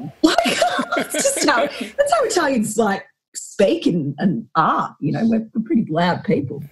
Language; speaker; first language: English; native; English